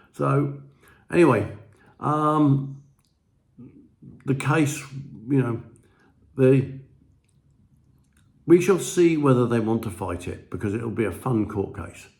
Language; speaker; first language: English; native; English